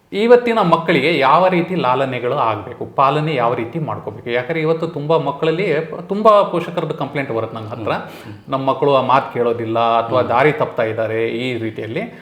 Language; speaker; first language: Kannada; native; Kannada